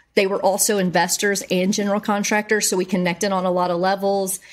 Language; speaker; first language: English; native; English